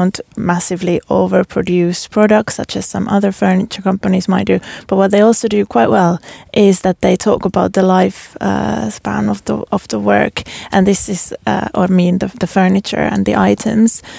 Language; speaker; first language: English; non-native, fluent; Finnish